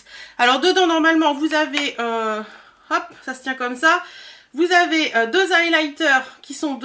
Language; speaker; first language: French; native; French